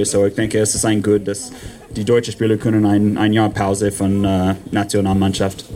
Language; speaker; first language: German; non-native, learner; English